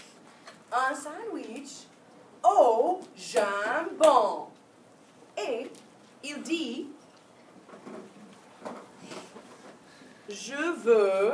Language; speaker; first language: French; non-native, fluent; English